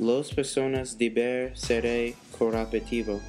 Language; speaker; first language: Spanish; non-native, learner; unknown